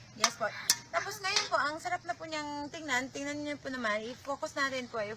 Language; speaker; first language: Filipino; non-native, local second language; Cebuano